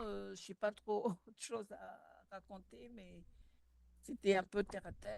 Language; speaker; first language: French; non-native, local second language; Malagasy